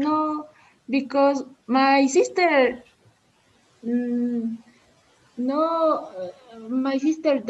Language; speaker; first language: English; non-native, learner; Spanish